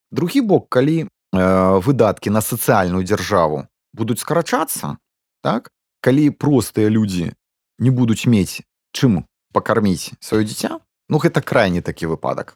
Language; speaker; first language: Belarusian; non-native, local second language; Russian